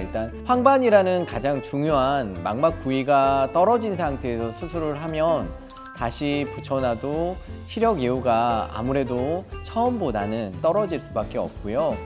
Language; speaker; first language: Korean; native; Korean